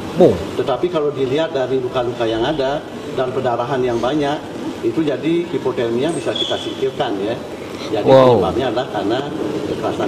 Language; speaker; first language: Indonesian; native; Indonesian